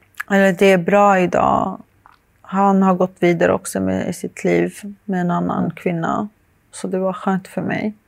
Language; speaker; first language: Swedish; early bilingual, other home language; Arabic